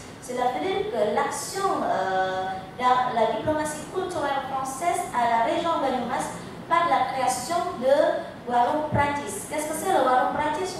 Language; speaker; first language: French; non-native, fluent; Indonesian